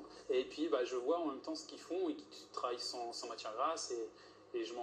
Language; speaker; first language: French; native; French